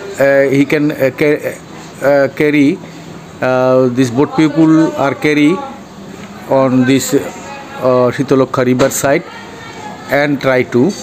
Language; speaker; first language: English; non-native, learner; Bangla